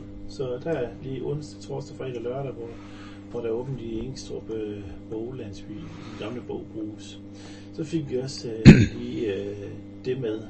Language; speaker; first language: Danish; native; Danish